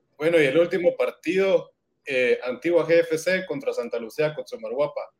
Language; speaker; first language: Spanish; native; Spanish